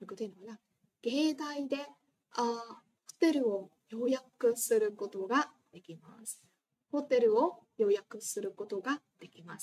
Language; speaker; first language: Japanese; non-native, fluent; Vietnamese